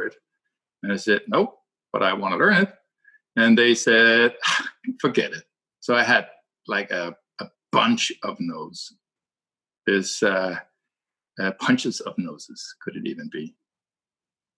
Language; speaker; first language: English; non-native, fluent; Danish